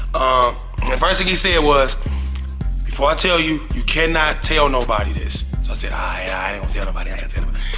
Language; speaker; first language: English; native; English